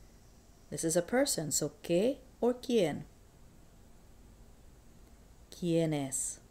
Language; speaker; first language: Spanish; non-native, fluent; English